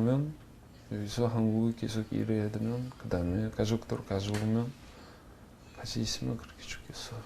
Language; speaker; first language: Korean; non-native, learner; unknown